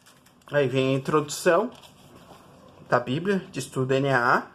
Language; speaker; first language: Portuguese; native; Portuguese